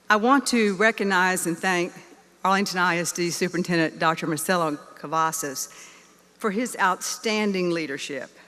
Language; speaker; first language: English; native; English